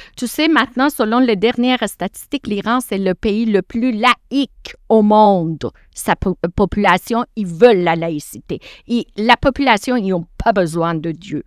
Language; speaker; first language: French; non-native, fluent; Persian